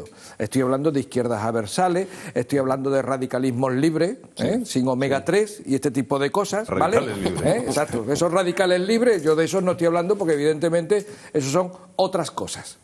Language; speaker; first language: Spanish; native; Spanish